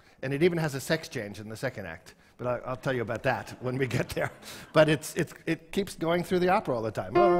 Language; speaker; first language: English; native; English